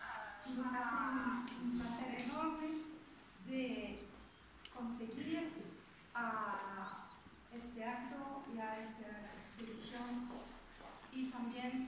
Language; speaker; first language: Spanish; non-native, fluent; French